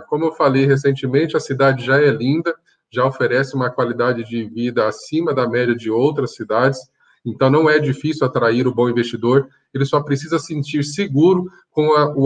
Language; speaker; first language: Portuguese; native; Portuguese